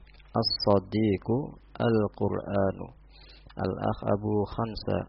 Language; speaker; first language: Arabic; non-native, fluent; Indonesian